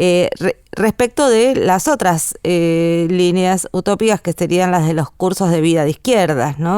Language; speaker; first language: Spanish; native; Spanish